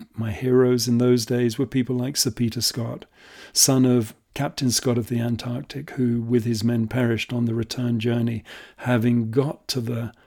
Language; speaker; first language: English; native; English